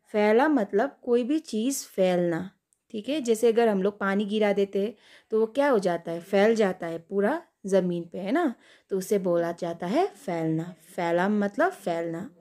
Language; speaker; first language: Hindi; native; Hindi